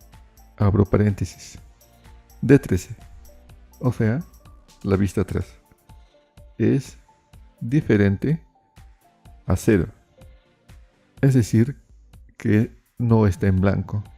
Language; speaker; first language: Spanish; native; Spanish